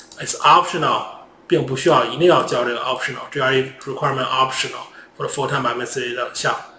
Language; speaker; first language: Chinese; native; Chinese